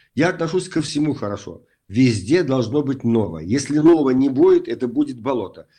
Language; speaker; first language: Russian; native; Russian